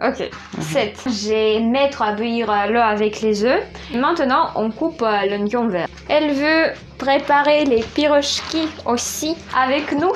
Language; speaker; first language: French; non-native, fluent; Russian